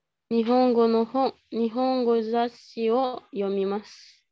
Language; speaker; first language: Japanese; non-native, learner; Indonesian